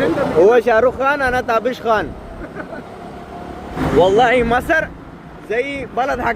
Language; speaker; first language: Arabic; non-native, learner; Hindi